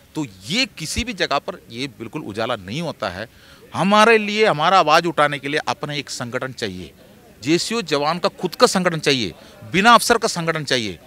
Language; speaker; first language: Hindi; non-native, local second language; Malayalam